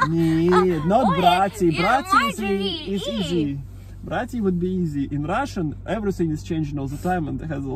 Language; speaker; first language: English; non-native, learner; Russian